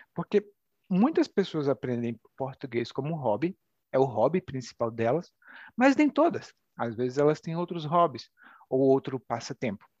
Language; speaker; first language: Portuguese; native; Portuguese